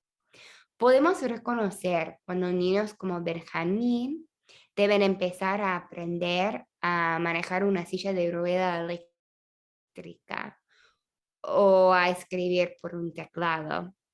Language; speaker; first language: Spanish; non-native, fluent; English